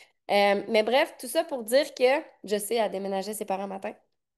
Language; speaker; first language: French; native; French